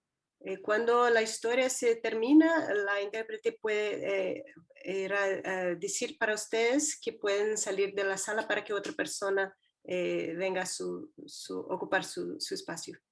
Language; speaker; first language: Spanish; non-native, fluent; Portuguese